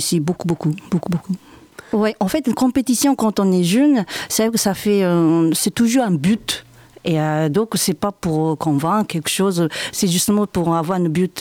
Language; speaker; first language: French; non-native, fluent; Japanese